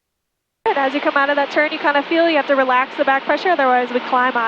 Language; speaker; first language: English; native; English